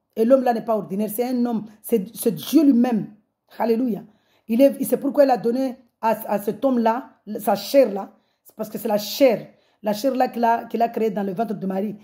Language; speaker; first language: French; non-native, local second language; Comorian